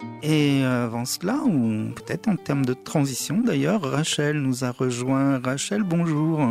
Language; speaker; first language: French; native; French